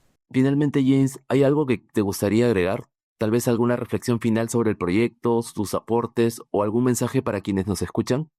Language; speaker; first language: Spanish; native; Spanish